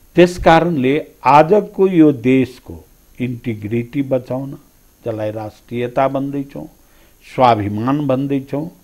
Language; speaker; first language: Nepali; non-native, local second language; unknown